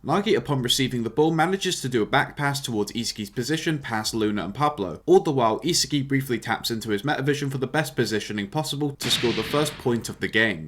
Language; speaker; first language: English; native; English